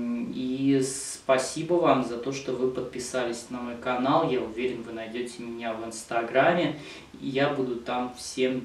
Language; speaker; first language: Russian; native; Russian